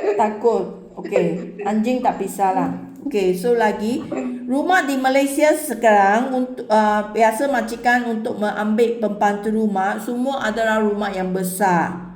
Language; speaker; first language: Malay; non-native, local second language; Chinese